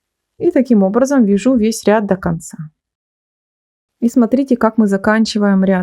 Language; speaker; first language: Russian; native; Russian